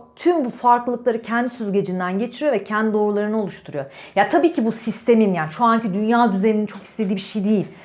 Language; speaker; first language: Turkish; native; Turkish